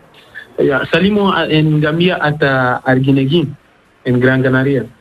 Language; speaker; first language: Spanish; non-native, learner; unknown